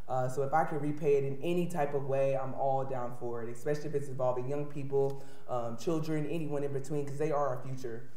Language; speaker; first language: English; native; English